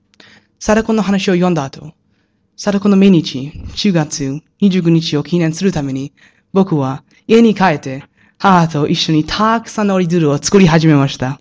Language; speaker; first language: Japanese; non-native, learner; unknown